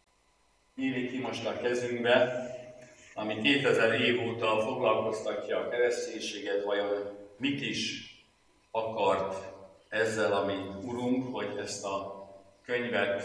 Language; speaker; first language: Hungarian; native; Hungarian